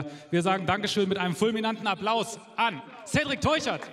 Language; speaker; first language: German; native; German